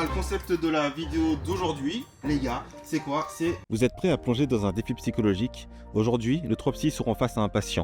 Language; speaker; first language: French; native; French